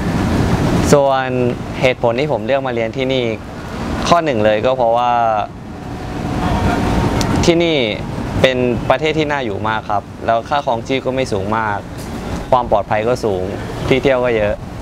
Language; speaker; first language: Thai; native; Thai